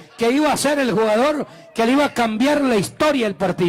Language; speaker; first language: Spanish; native; Spanish